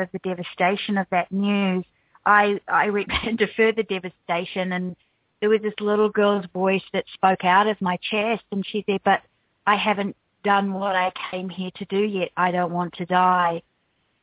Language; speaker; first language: English; native; English